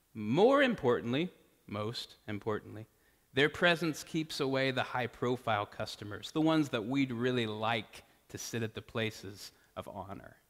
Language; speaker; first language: English; native; English